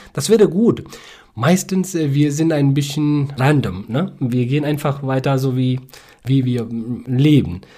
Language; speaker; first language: German; non-native, learner; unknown